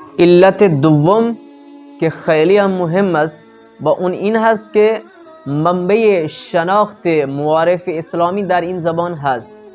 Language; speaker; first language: Persian; non-native, fluent; Urdu